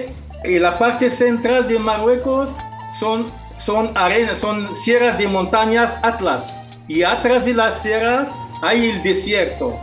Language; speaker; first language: Spanish; non-native, fluent; Arabic